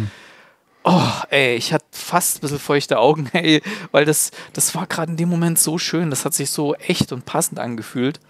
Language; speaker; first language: German; native; German